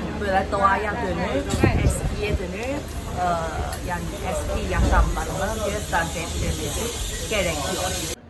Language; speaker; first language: Turkish; non-native, fluent; Chinese